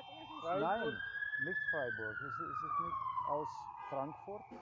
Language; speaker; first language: German; non-native, learner; Croatian